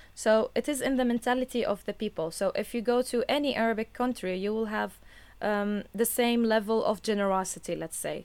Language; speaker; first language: English; non-native, fluent; Arabic